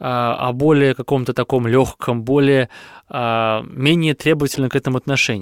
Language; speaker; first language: Russian; native; Russian